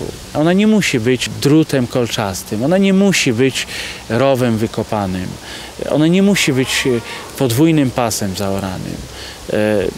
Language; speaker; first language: Polish; native; Polish